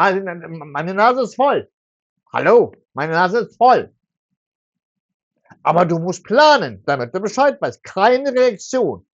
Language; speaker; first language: German; non-native, fluent; Turkish